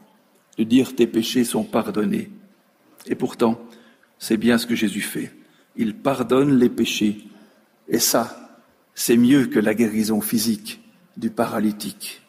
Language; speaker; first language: French; native; French